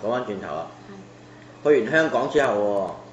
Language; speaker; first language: Cantonese; native; Cantonese